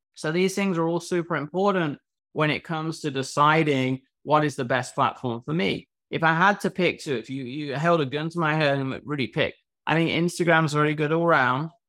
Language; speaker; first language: English; native; English